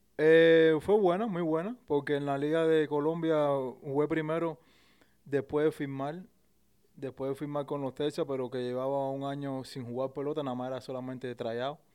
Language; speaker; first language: Spanish; native; Spanish